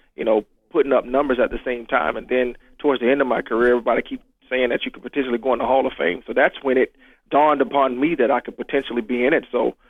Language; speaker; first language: English; native; English